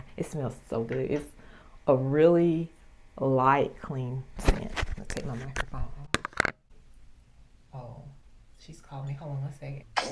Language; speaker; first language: English; native; English